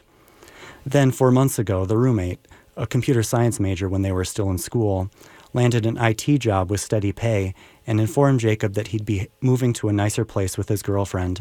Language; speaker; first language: English; native; English